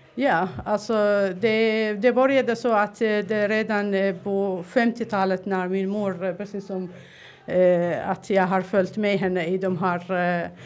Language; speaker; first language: Swedish; non-native, fluent; Arabic